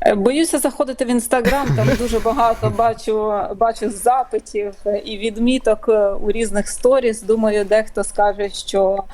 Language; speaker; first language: Ukrainian; native; Ukrainian